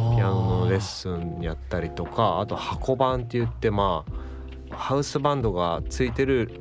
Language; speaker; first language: Japanese; native; Japanese